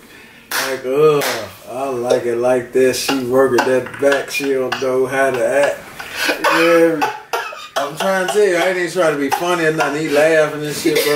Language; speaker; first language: English; native; English